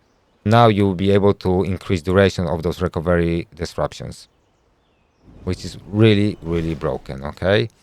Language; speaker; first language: English; non-native, fluent; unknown